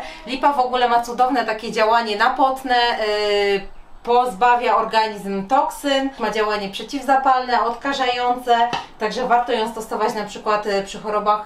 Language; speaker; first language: Polish; native; Polish